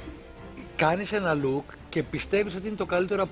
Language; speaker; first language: Greek; native; Greek